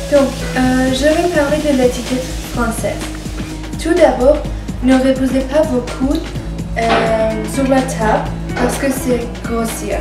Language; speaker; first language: French; non-native, learner; English